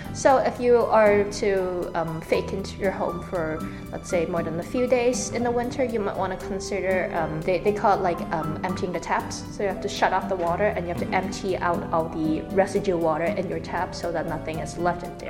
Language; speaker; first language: English; native; English